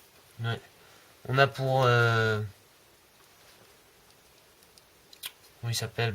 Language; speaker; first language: French; native; French